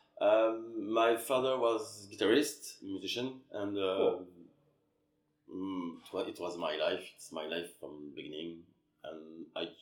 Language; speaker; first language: English; non-native, learner; French